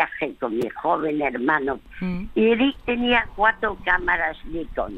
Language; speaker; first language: Spanish; early bilingual, other home language; French